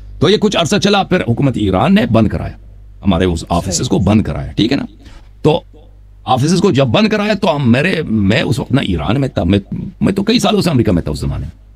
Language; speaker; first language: Urdu; non-native, fluent; Persian